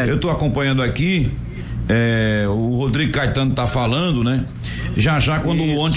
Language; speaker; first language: Portuguese; native; Portuguese